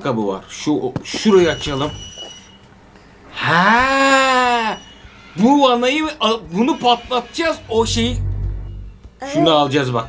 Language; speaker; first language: Turkish; native; Turkish